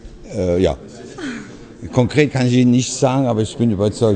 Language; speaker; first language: German; early bilingual, other home language; French